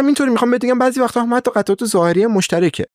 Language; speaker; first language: Persian; native; Persian